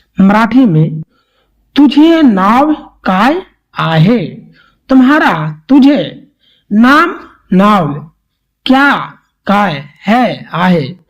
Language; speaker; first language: Hindi; native; Hindi